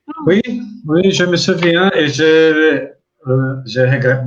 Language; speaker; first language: French; non-native, learner; Portuguese